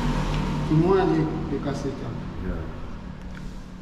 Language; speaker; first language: Indonesian; non-native, local second language; Balinese